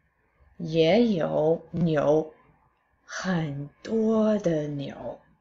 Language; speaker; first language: Chinese; non-native, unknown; English